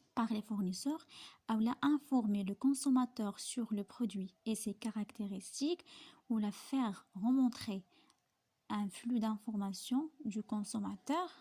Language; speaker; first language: French; non-native, local second language; Arabic